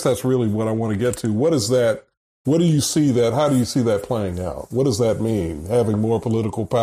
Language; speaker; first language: English; native; English